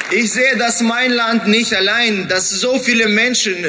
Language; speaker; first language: German; non-native, fluent; Ukrainian